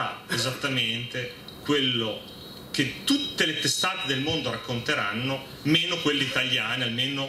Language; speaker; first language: Italian; native; Italian